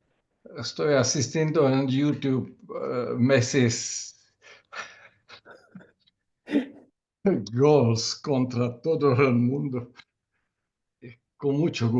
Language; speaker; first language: Spanish; non-native, learner; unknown